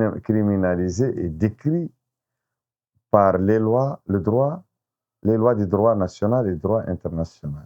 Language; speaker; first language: French; non-native, local second language; Arabic